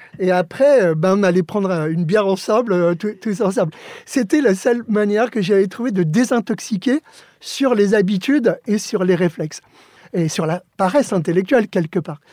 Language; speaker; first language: French; early bilingual, other home language; Spanish